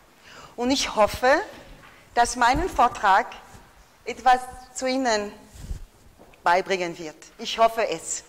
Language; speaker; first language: German; non-native, fluent; French